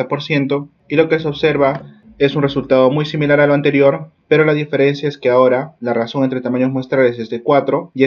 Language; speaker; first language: Spanish; native; Spanish